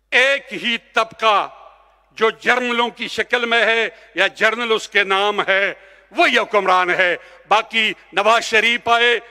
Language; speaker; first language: Urdu; non-native, local second language; Pashto